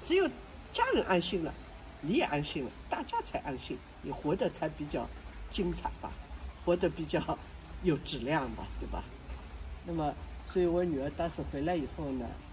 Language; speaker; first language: Chinese; non-native, local second language; Wu Chinese